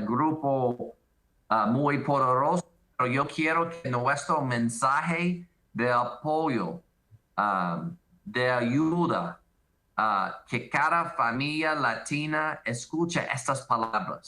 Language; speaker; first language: Spanish; non-native, learner; English